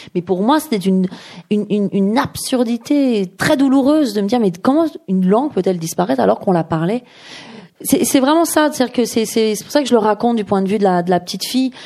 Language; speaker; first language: French; early bilingual, other home language; Persian